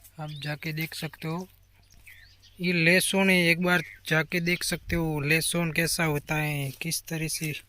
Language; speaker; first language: Hindi; non-native, local second language; Gujarati